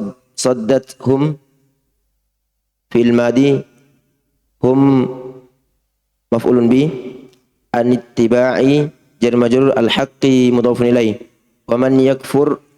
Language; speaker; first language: Arabic; non-native, learner; Indonesian